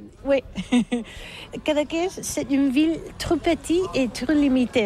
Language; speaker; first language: French; non-native, learner; Catalan